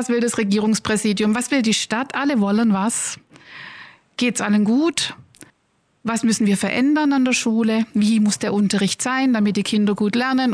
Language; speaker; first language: German; native; German